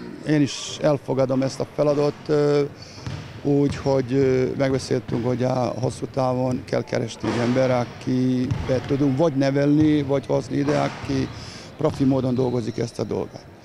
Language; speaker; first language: Hungarian; non-native, learner; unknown